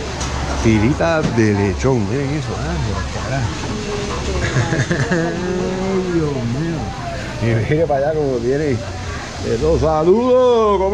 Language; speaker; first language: Spanish; native; Spanish